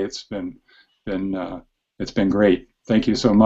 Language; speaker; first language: English; native; English